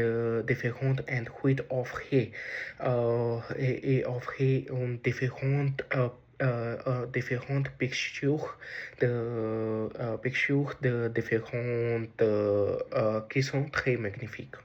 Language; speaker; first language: French; non-native, learner; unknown